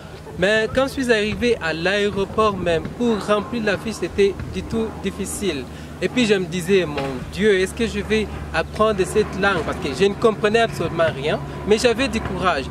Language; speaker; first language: French; non-native, local second language; Swahili